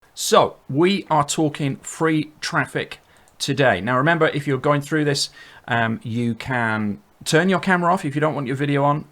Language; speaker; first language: English; native; English